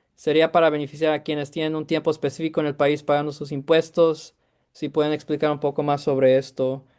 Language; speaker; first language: Spanish; early bilingual, heritage; Spanish